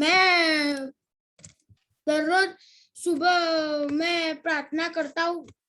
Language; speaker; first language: Hindi; non-native, local second language; Gujarati